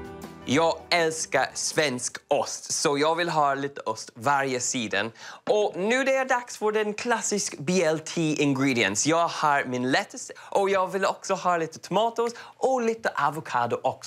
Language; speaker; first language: Swedish; non-native, learner; English